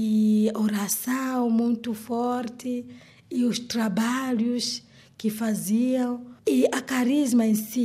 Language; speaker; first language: Portuguese; non-native, learner; Swahili